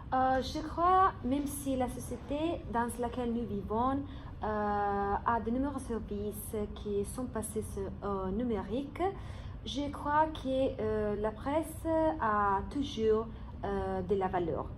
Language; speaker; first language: French; non-native, fluent; English